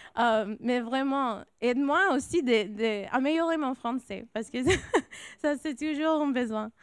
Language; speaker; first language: French; non-native, fluent; English